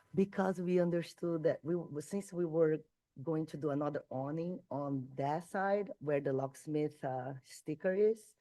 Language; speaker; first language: English; non-native, fluent; Portuguese